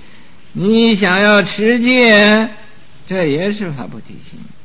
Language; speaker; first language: Chinese; native; Chinese